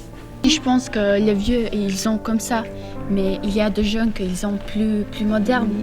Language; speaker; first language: French; non-native, learner; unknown